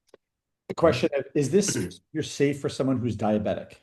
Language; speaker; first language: English; native; English